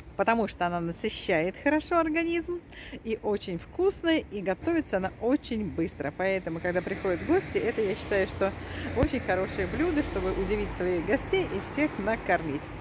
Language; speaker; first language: Russian; native; Russian